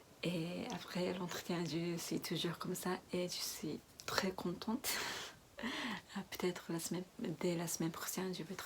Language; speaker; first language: French; non-native, learner; Japanese